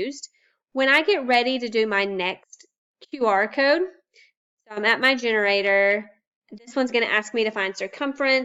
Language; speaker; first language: English; native; English